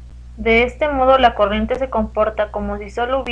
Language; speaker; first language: Spanish; native; Spanish